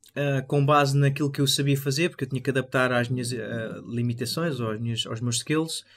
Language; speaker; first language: Portuguese; native; Portuguese